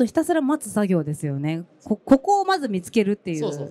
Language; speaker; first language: Japanese; native; Japanese